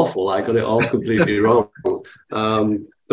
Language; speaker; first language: English; native; English